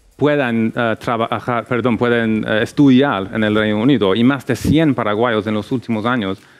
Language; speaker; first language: Spanish; non-native, fluent; English